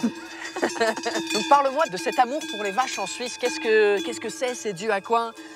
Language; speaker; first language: French; non-native, fluent; English